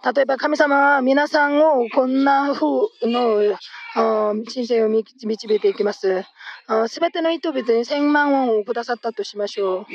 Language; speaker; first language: Japanese; non-native, fluent; Korean